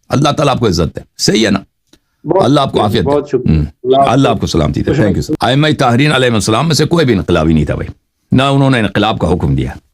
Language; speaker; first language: Urdu; non-native, fluent; Persian